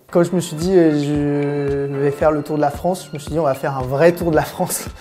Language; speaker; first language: French; native; French